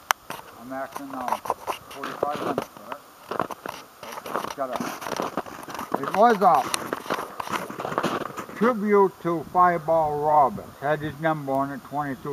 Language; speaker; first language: English; native; English